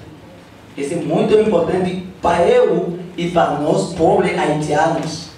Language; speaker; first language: Portuguese; non-native, learner; Haitian Creole